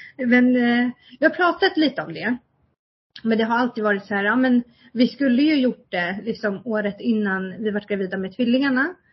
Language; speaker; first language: Swedish; early bilingual, other home language; Kurdish